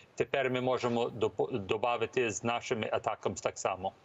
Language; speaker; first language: Ukrainian; early bilingual, heritage; English